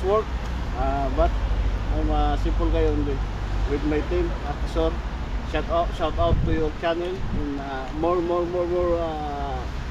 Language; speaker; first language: English; non-native, learner; Filipino